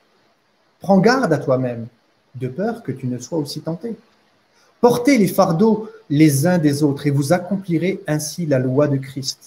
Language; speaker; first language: French; native; French